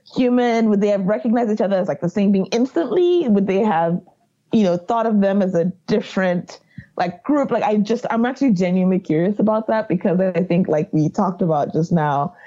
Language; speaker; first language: English; non-native, local second language; Yoruba